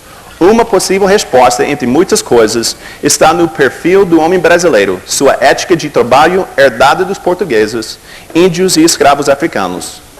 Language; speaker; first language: Portuguese; non-native, fluent; English